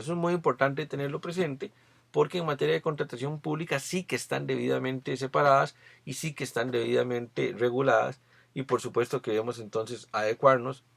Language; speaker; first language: Spanish; native; Spanish